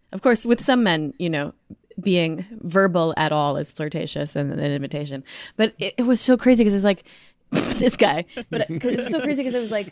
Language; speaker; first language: English; native; English